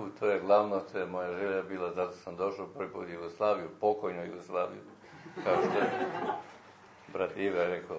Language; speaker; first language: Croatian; early bilingual, heritage; Croatian